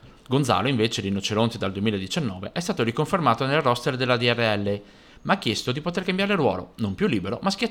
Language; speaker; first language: Italian; native; Italian